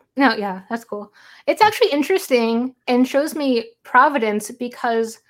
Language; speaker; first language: English; native; English